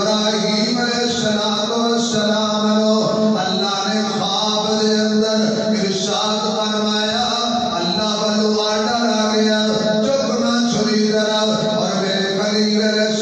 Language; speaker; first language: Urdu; non-native, local second language; Punjabi